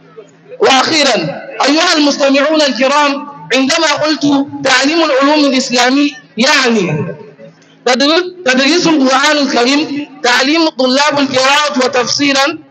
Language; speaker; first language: Arabic; non-native, learner; Hausa